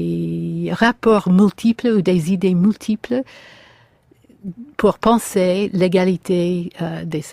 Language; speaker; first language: French; non-native, fluent; English